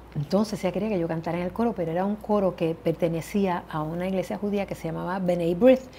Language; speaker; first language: Spanish; early bilingual, heritage; Spanish